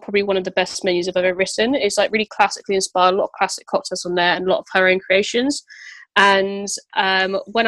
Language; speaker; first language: English; native; English